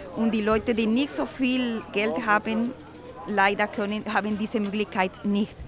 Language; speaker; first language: German; non-native, learner; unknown